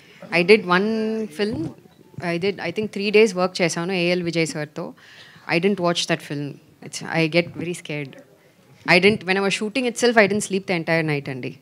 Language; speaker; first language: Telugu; non-native, fluent; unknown